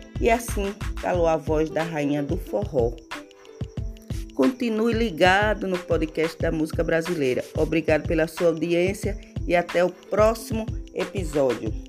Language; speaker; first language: Portuguese; native; Portuguese